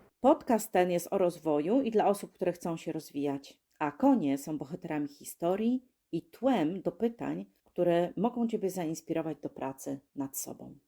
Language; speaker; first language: Polish; native; Polish